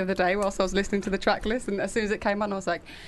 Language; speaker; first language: English; native; English